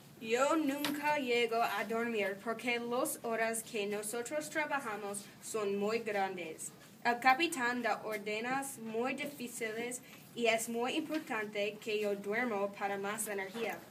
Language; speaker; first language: Spanish; non-native, learner; English